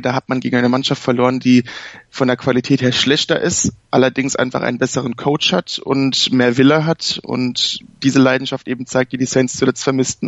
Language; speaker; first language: German; native; German